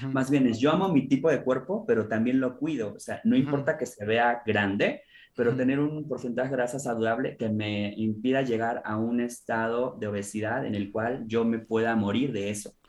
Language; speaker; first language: Spanish; native; Spanish